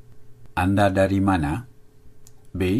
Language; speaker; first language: Indonesian; non-native, fluent; Dutch